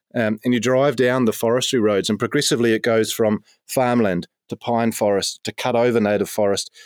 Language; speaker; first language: English; native; English